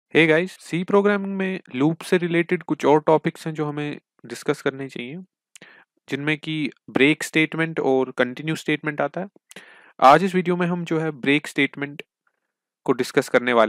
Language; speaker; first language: Hindi; non-native, local second language; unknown